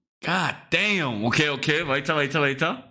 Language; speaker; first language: German; native; German